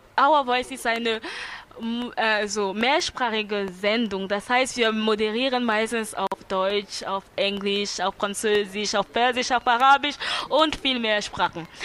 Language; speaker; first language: German; non-native, fluent; French